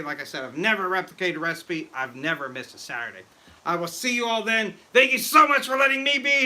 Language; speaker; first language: English; native; English